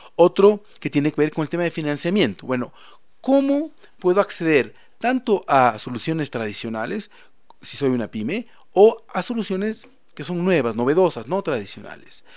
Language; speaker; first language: Spanish; native; Spanish